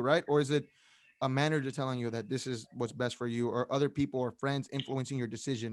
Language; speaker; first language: English; native; English